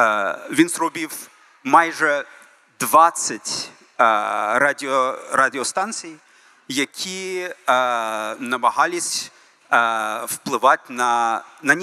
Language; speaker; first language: Ukrainian; early bilingual, heritage; Ukrainian